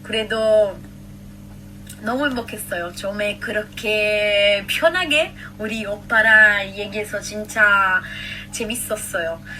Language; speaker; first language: Korean; non-native, fluent; Italian